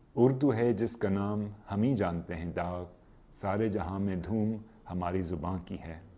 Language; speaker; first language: Urdu; non-native, fluent; English